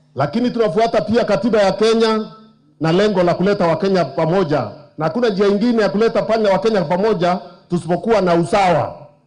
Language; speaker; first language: Swahili; non-native, local second language; Meru